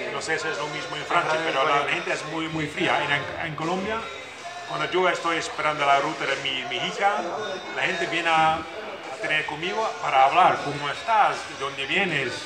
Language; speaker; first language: Spanish; non-native, fluent; Dutch